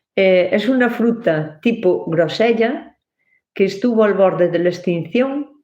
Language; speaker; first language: Spanish; non-native, local second language; Galician